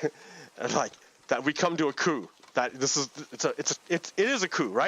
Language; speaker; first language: English; native; English